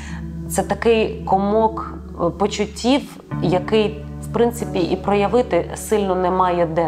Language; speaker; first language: Ukrainian; native; Ukrainian